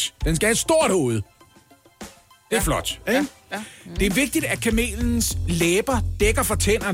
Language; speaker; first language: Danish; native; Danish